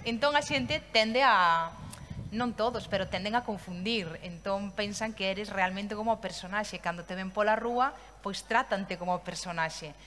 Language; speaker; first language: Galician; native; Galician